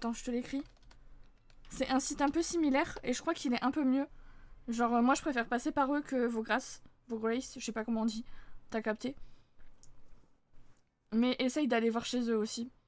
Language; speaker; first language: French; native; French